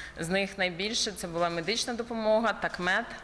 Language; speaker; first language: Ukrainian; early bilingual, heritage; Ukrainian